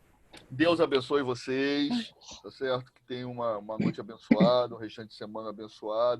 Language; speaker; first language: Portuguese; native; Portuguese